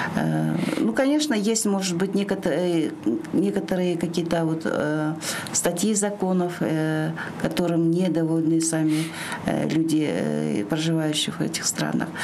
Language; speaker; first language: Russian; non-native, local second language; Kyrgyz